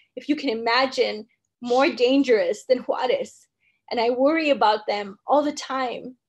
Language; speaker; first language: English; early bilingual, other home language; Spanish